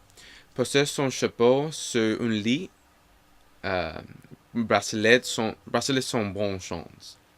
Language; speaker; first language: French; non-native, learner; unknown